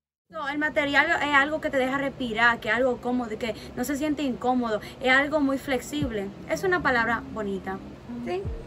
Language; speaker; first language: Spanish; early bilingual, heritage; Spanish